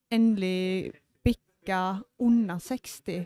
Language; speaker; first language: Norwegian; native; Norwegian